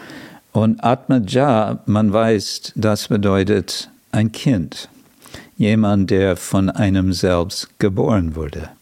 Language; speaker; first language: German; non-native, fluent; English